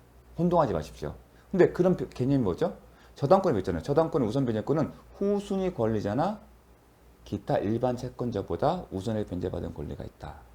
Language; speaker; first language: Korean; native; Korean